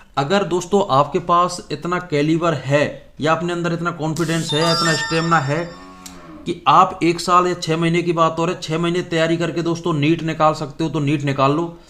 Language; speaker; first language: Hindi; native; Hindi